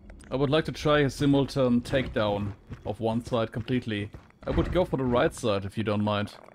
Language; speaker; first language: English; non-native, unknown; German